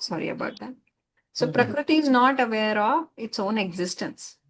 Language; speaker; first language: English; non-native, local second language; Marathi